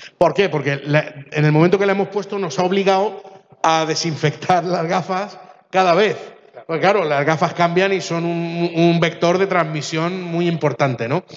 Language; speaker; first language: Spanish; early bilingual, other home language; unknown